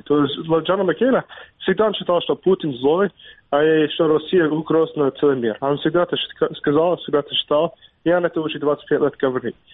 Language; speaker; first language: Russian; non-native, fluent; English